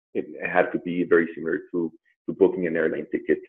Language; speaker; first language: English; non-native, fluent; Spanish